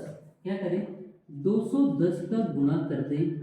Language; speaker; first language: Hindi; native; Hindi